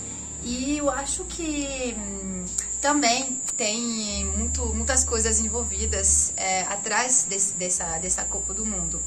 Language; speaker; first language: Portuguese; non-native, fluent; French